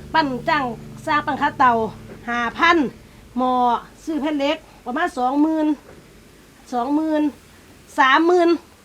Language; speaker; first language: Thai; native; Thai